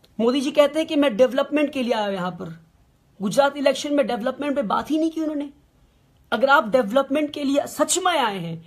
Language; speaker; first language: Hindi; native; Hindi